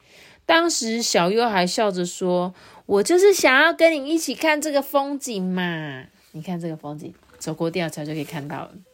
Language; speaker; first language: Chinese; native; Chinese